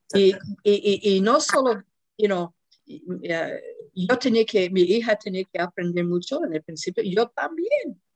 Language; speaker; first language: Spanish; non-native, fluent; English